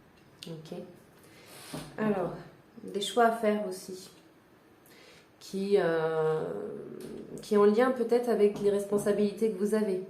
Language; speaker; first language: French; native; French